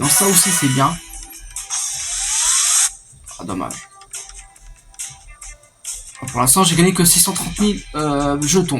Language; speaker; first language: French; native; French